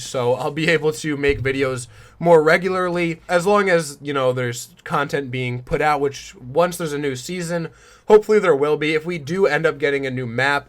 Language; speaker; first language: English; native; English